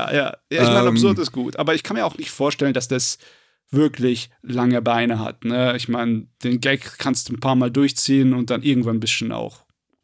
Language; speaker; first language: German; native; German